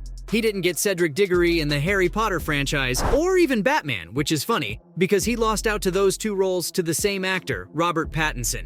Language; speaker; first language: English; native; English